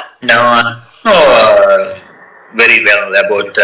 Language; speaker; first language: English; non-native, learner; Telugu